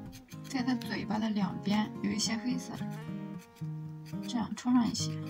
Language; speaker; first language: Chinese; native; Chinese